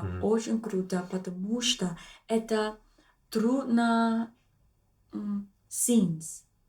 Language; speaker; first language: Russian; non-native, learner; English